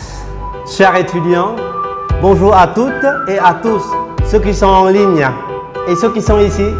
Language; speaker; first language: French; non-native, fluent; Vietnamese